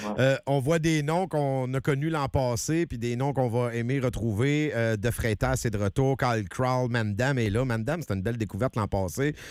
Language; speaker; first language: French; native; French